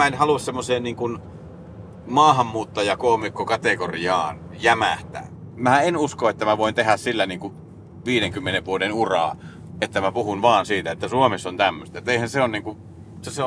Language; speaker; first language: Finnish; native; Finnish